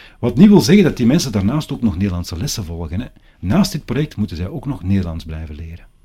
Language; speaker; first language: Dutch; native; Dutch